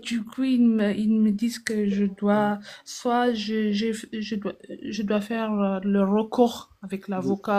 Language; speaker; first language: French; non-native, fluent; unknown